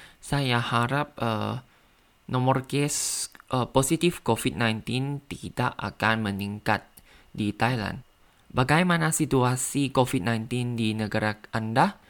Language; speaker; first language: Indonesian; non-native, learner; Thai